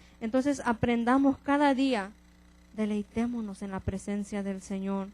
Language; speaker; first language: Spanish; native; Spanish